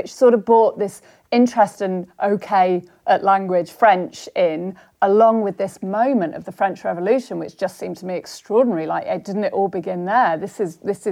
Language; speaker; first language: English; native; English